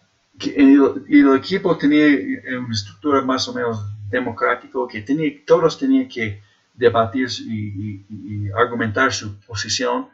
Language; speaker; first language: Spanish; non-native, fluent; English